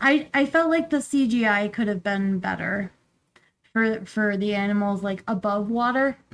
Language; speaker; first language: English; native; English